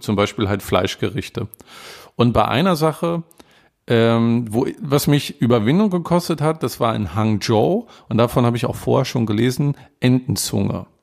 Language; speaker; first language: German; native; German